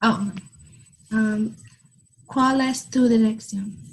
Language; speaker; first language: Spanish; non-native, learner; English